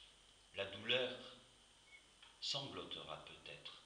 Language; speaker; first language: French; native; French